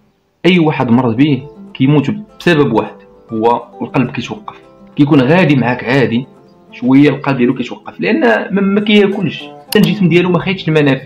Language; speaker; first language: Arabic; native; Arabic